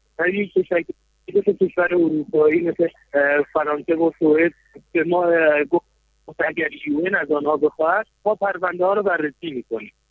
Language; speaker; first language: Persian; non-native, local second language; Kurdish